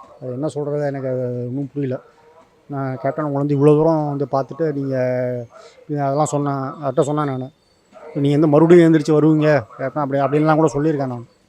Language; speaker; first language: Tamil; native; Tamil